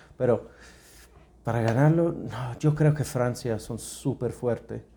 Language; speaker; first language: Spanish; non-native, learner; English